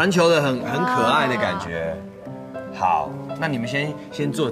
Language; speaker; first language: Chinese; native; Chinese